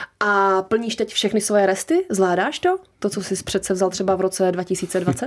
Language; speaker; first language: Czech; native; Czech